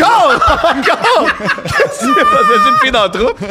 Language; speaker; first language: French; native; French